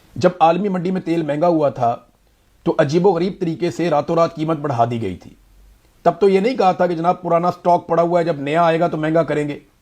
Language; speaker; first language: Urdu; native; Urdu